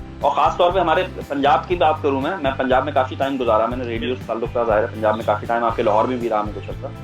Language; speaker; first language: Urdu; non-native, local second language; Punjabi